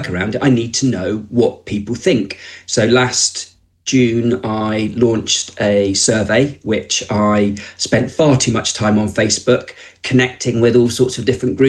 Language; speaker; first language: English; native; English